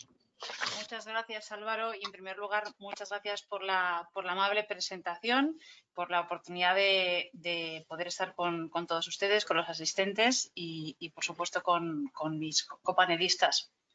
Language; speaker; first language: Spanish; native; Spanish